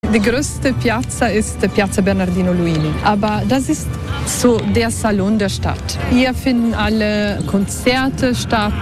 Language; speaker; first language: German; non-native, fluent; Italian